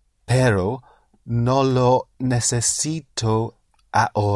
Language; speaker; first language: Spanish; non-native, learner; English